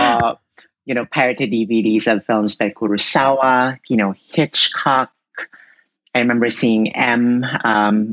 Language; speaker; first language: English; non-native, local second language; Cebuano